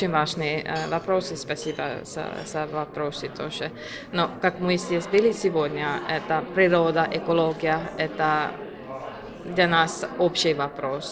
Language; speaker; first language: Russian; non-native, learner; Finnish